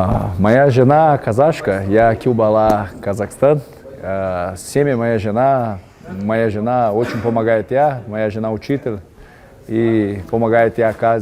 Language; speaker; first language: Russian; non-native, learner; Portuguese